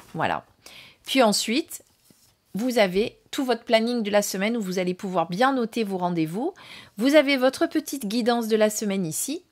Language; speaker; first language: French; native; French